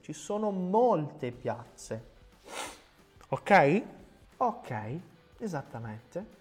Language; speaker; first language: Italian; non-native, fluent; Portuguese